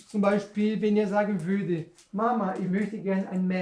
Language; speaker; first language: German; non-native, learner; Portuguese